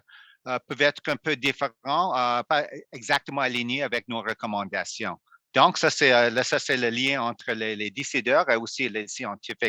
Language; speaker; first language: French; non-native, local second language; English